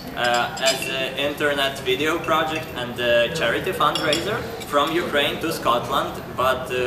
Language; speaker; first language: English; non-native, fluent; Ukrainian